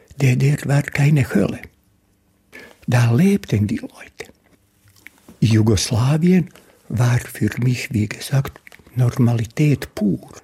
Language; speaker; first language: German; non-native, fluent; Bosnian